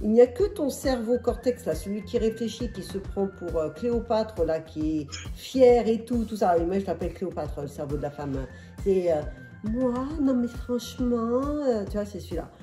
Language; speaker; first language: French; native; French